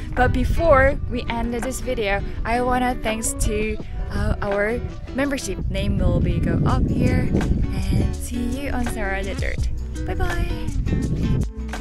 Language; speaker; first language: English; non-native, fluent; Korean